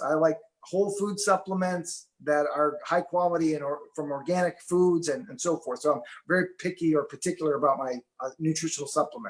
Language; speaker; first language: English; native; English